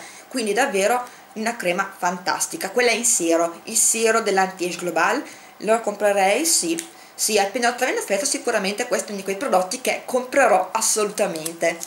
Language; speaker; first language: Italian; native; Italian